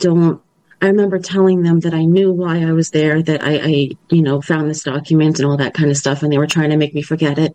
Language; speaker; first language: English; native; English